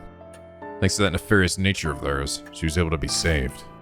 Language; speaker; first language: English; native; English